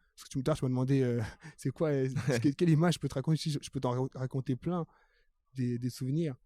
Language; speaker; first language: French; early bilingual, other home language; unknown